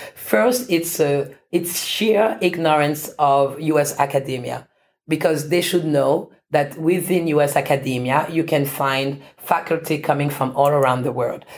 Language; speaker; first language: English; non-native, fluent; French